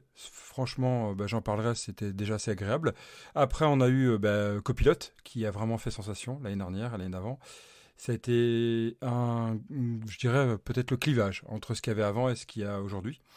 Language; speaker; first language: French; native; French